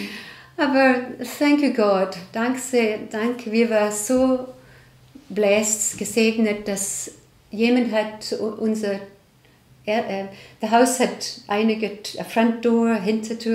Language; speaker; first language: German; non-native, learner; English